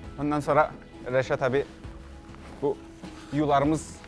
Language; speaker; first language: Turkish; native; Turkish